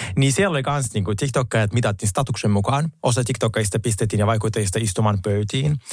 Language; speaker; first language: Finnish; non-native, fluent; Russian